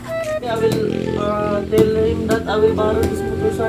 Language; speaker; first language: English; non-native, learner; Filipino